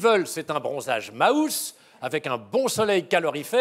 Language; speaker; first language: French; native; French